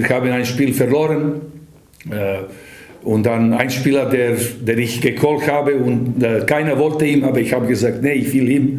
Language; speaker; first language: German; non-native, fluent; Serbian